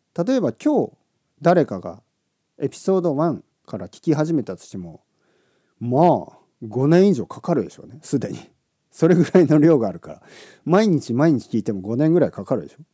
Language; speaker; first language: Japanese; native; Japanese